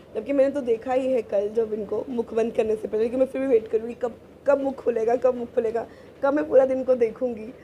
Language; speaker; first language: Hindi; native; Hindi